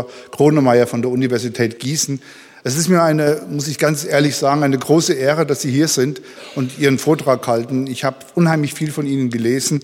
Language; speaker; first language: German; native; German